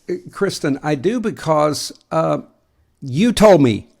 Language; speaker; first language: English; native; English